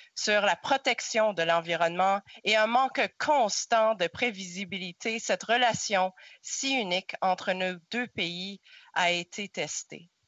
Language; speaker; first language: French; non-native, local second language; English